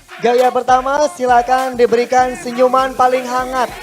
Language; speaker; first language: Indonesian; native; Indonesian